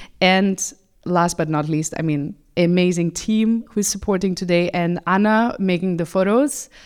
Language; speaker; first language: English; non-native, fluent; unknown